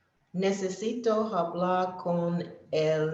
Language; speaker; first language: Spanish; non-native, learner; English